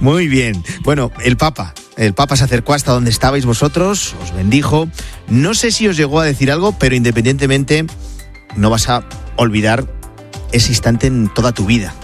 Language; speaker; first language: Spanish; native; Spanish